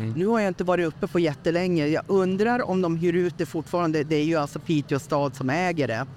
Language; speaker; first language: Swedish; native; Swedish